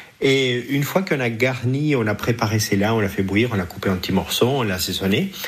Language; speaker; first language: French; non-native, fluent; Spanish